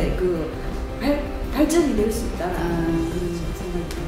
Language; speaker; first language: Korean; native; Korean